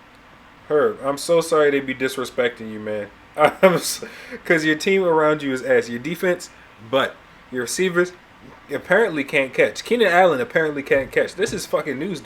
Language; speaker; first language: English; native; English